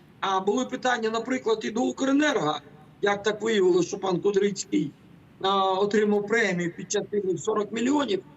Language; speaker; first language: Ukrainian; native; Ukrainian